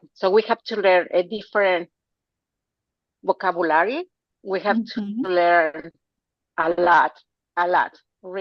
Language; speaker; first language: English; non-native, fluent; Spanish